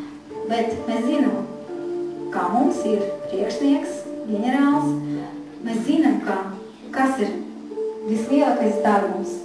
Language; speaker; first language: Latvian; non-native, learner; Russian